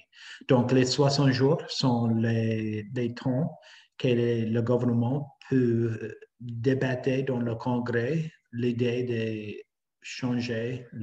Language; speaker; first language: French; non-native, fluent; English